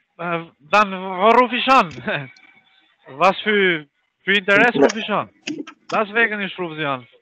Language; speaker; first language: German; early bilingual, other home language; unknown